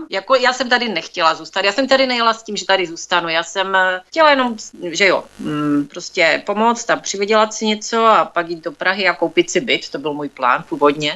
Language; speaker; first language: Czech; native; Czech